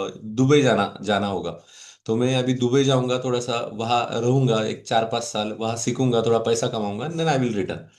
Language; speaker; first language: Hindi; non-native, local second language; Marathi